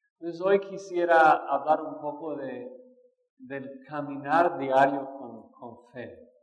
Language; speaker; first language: Spanish; non-native, fluent; English